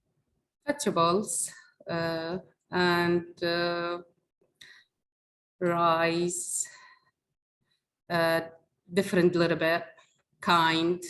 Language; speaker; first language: English; non-native, learner; Arabic